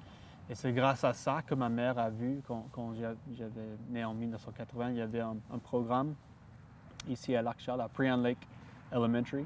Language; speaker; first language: French; non-native, local second language; English